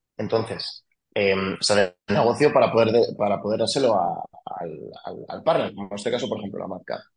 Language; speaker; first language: Spanish; early bilingual, other home language; French